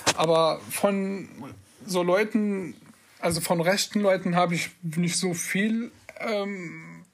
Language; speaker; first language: German; non-native, fluent; Arabic